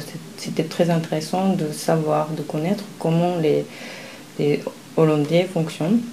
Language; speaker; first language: French; non-native, fluent; Japanese